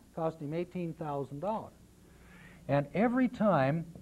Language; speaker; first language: English; native; English